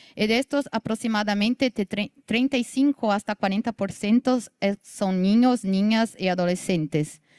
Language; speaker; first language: Spanish; non-native, learner; Portuguese